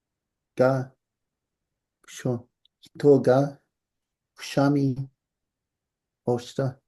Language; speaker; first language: Japanese; non-native, learner; English